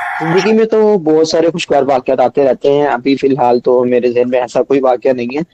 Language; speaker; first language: Urdu; non-native, local second language; Punjabi